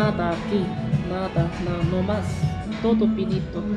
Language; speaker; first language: Spanish; non-native, learner; Korean